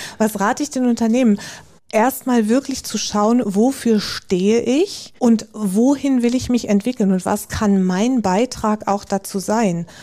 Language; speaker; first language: German; native; German